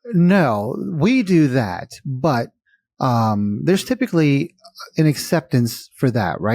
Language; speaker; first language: English; native; English